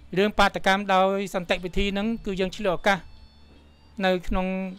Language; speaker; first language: Khmer; native; Khmer